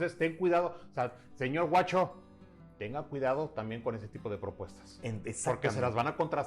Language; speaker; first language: Spanish; native; Spanish